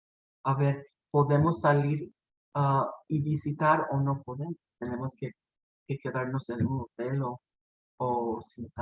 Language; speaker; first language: Spanish; non-native, fluent; English